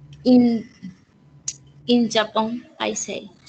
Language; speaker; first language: English; non-native, learner; Spanish